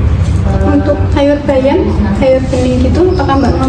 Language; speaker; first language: Indonesian; native; Indonesian